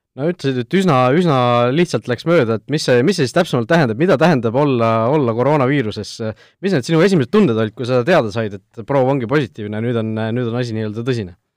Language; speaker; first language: Estonian; native; Estonian